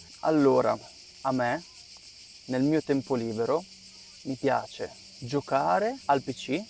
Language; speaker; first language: Italian; non-native, fluent; Ukrainian